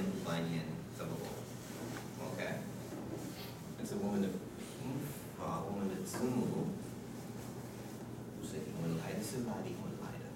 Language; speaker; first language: Chinese; non-native, learner; English